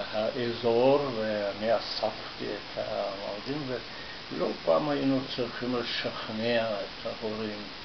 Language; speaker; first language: Hebrew; non-native, fluent; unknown